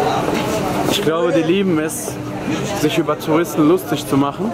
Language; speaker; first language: German; early bilingual, other home language; Turkish